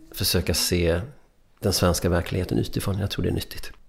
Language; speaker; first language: Swedish; early bilingual, other home language; Hungarian